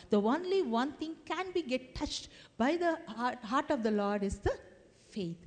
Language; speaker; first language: English; non-native, local second language; Tamil